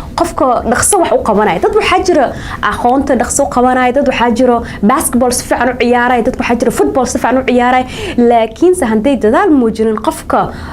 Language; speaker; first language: Somali; early bilingual, heritage; Somali